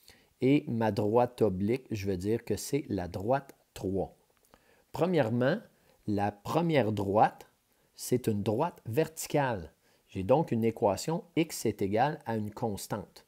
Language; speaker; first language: French; native; French